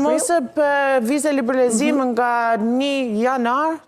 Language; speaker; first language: Albanian; non-native, learner; English